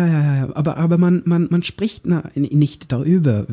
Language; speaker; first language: German; non-native, learner; Norwegian